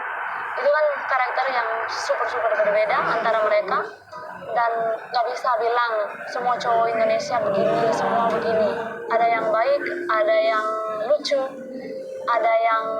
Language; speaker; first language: Indonesian; non-native, fluent; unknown